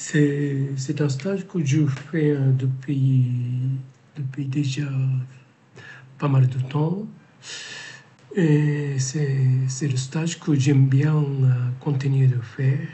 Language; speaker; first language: French; non-native, learner; Japanese